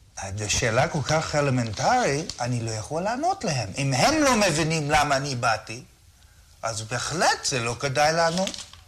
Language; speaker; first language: Hebrew; non-native, fluent; English